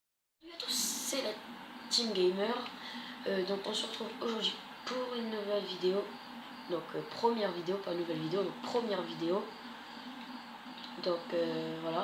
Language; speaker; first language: French; native; French